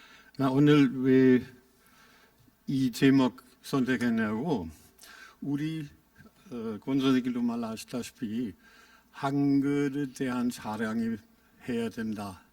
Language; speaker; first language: Korean; non-native, fluent; German